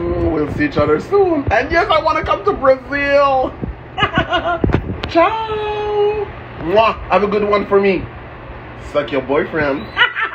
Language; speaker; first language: English; non-native, fluent; French